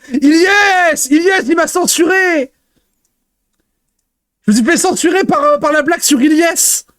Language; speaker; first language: French; native; French